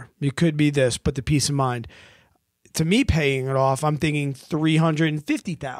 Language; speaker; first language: English; native; English